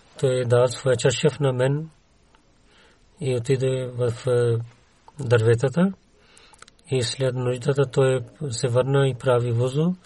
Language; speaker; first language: Bulgarian; non-native, learner; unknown